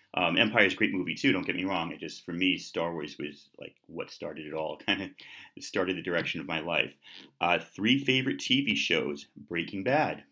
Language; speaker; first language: English; native; English